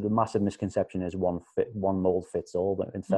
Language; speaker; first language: English; native; English